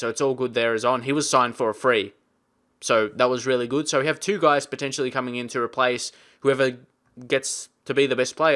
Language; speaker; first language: English; native; English